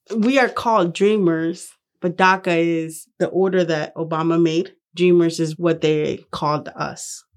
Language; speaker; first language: English; early bilingual, other home language; Spanish